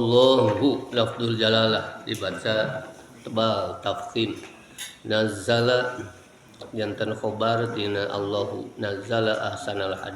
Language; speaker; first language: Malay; non-native, local second language; Sundanese